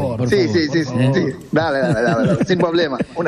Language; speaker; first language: Spanish; non-native, fluent; Bangla